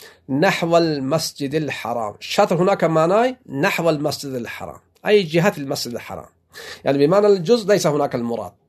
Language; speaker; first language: Arabic; non-native, fluent; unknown